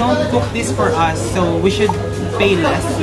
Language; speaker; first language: English; non-native, local second language; Filipino